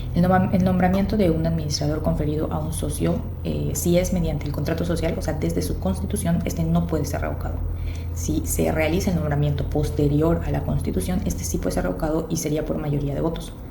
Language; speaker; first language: Spanish; native; Spanish